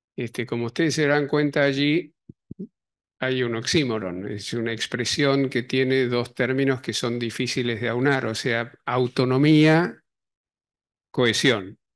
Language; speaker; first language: Spanish; native; Spanish